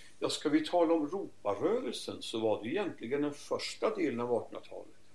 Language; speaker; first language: Swedish; native; Swedish